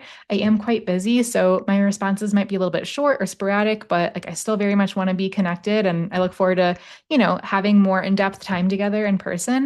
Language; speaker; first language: English; native; English